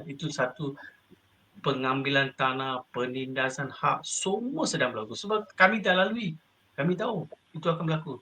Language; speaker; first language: Malay; non-native, local second language; Tamil